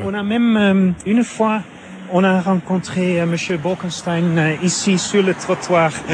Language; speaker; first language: French; non-native, fluent; Dutch